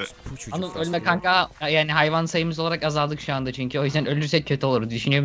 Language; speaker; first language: Turkish; native; Turkish